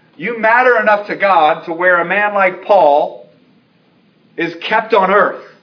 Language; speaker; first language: English; native; English